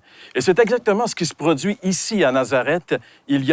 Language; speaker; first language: French; native; French